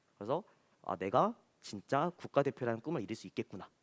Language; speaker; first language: Korean; native; Korean